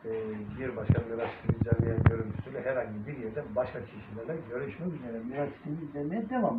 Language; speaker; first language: Turkish; native; Turkish